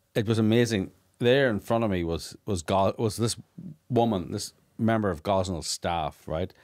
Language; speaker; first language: English; native; English